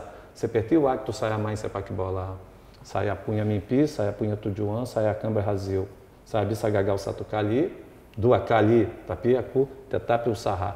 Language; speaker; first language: Indonesian; non-native, fluent; Portuguese